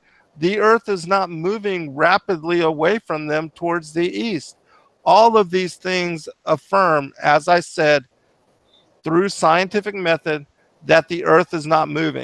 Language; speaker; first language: English; native; English